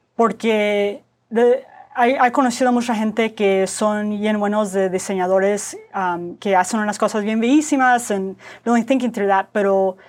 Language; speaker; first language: Spanish; early bilingual, heritage; Spanish